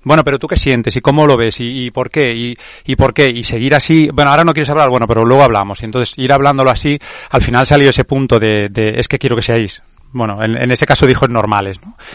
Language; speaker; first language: Spanish; non-native, local second language; Catalan